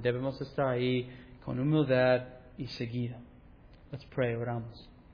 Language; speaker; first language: Spanish; non-native, learner; English